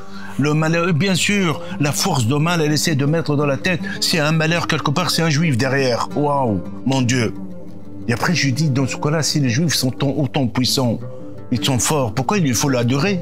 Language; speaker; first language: French; non-native, local second language; Arabic